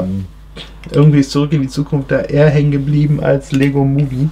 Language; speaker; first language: German; native; German